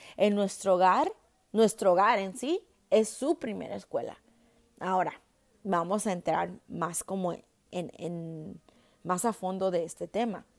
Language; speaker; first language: Spanish; early bilingual, heritage; Spanish